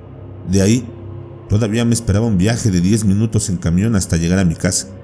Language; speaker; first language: Spanish; native; Spanish